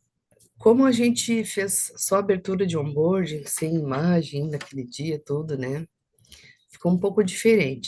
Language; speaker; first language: Portuguese; native; Portuguese